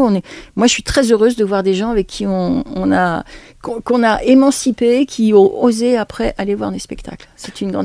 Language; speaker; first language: French; native; French